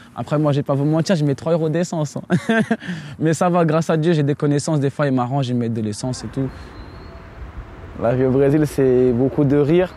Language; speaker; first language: French; early bilingual, other home language; Portuguese